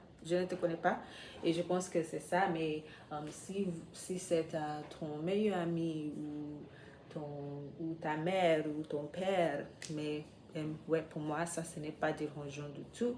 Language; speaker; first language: French; non-native, learner; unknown